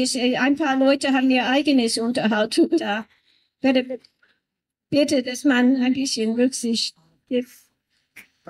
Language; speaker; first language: German; non-native, learner; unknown